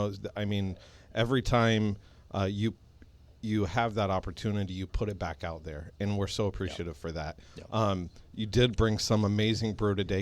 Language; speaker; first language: English; native; English